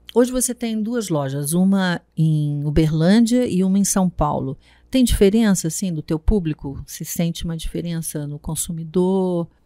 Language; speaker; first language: Portuguese; native; Portuguese